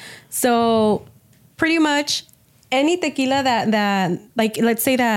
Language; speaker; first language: English; early bilingual, other home language; Spanish